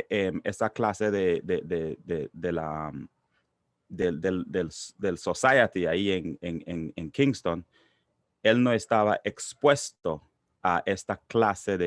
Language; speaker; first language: Spanish; non-native, local second language; English